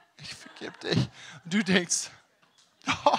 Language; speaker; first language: German; non-native, learner; English